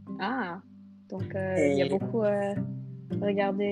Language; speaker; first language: French; non-native, fluent; English